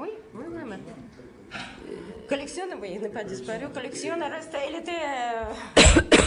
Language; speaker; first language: French; non-native, fluent; Russian